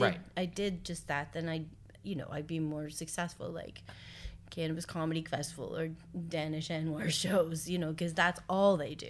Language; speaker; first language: English; native; English